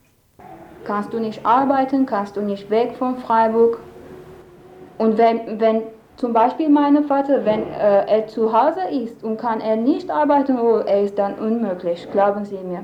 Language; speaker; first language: German; non-native, learner; Persian